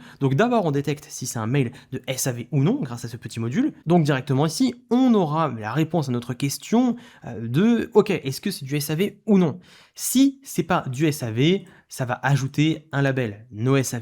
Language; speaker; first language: French; native; French